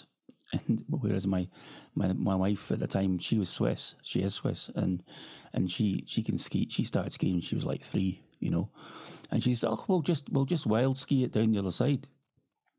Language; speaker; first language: English; native; English